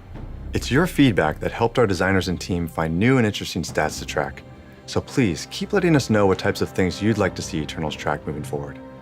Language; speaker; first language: English; native; English